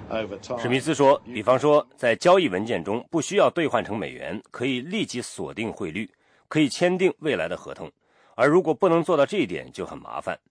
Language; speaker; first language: Chinese; native; Chinese